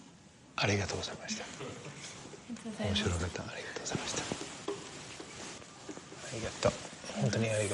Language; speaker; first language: Japanese; non-native, fluent; English